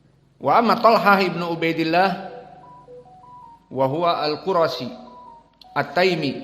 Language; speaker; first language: Arabic; non-native, fluent; Indonesian